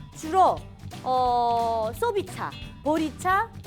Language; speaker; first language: Korean; native; Korean